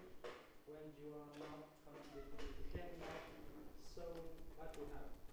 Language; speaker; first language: English; non-native, learner; Vietnamese